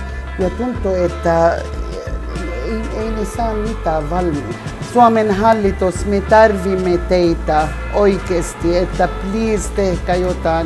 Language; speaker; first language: Finnish; non-native, fluent; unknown